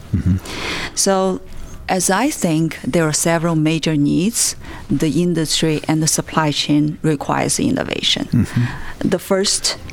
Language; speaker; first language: English; non-native, fluent; Chinese